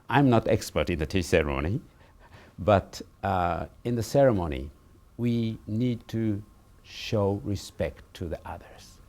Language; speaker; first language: English; non-native, fluent; Japanese